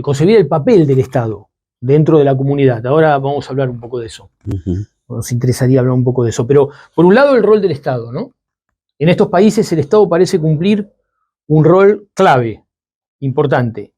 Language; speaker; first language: Spanish; native; Spanish